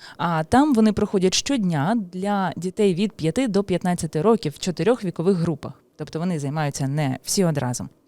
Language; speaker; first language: Ukrainian; native; Ukrainian